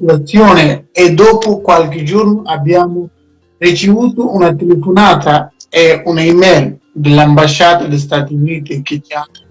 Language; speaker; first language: Italian; non-native, learner; Persian